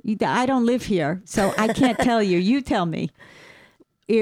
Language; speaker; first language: English; native; English